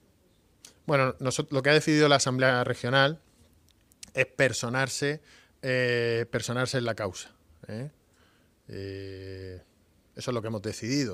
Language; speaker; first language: Spanish; native; Spanish